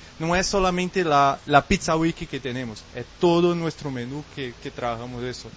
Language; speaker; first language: Spanish; non-native, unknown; Portuguese